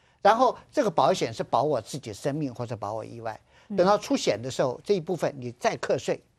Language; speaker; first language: Chinese; native; Chinese